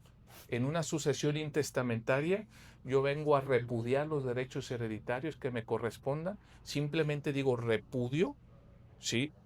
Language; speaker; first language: Spanish; native; Spanish